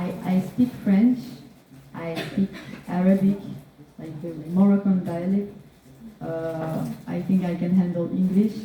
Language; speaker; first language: English; non-native, fluent; French